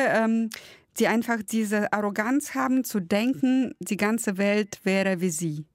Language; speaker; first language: German; early bilingual, other home language; Russian